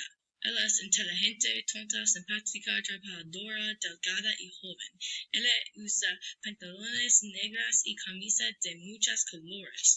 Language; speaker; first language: Spanish; non-native, learner; English